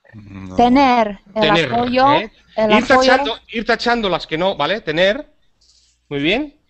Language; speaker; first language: Spanish; native; Spanish